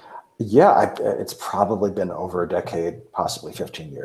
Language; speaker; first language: English; native; English